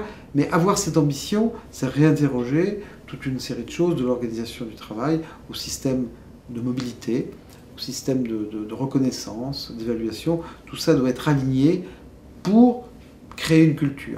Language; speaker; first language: French; native; French